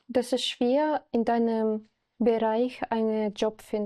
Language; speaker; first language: German; non-native, learner; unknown